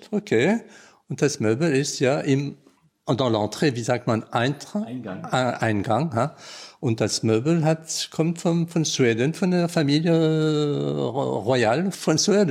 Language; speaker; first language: German; non-native, learner; French